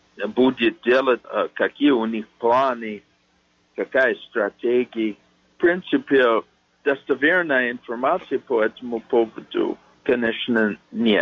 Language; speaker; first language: Russian; non-native, fluent; English